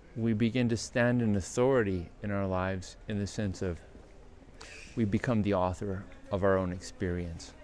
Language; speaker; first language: English; native; English